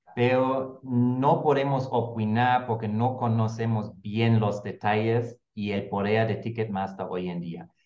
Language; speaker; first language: Spanish; non-native, fluent; German